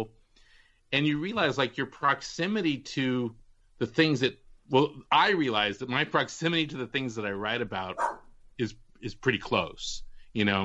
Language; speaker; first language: English; native; English